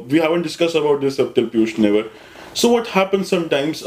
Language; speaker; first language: English; non-native, local second language; Hindi